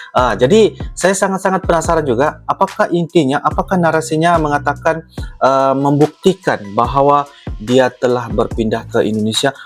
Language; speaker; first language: Malay; native; Malay